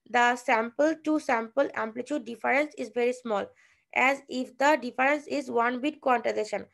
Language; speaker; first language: English; non-native, local second language; Bangla